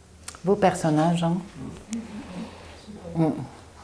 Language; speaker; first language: French; native; French